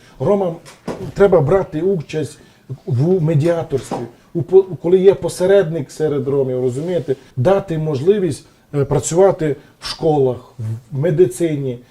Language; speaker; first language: Ukrainian; non-native, local second language; Romany